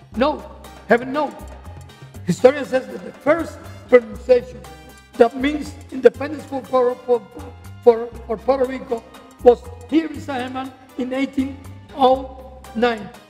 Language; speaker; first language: English; non-native, fluent; Spanish